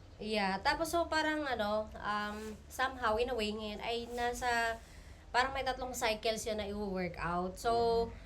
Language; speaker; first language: Filipino; native; Filipino